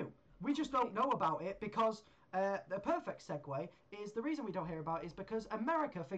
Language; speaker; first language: English; native; English